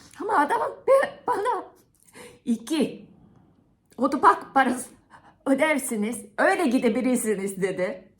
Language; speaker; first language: Turkish; non-native, fluent; Japanese